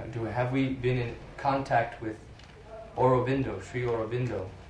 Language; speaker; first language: English; native; English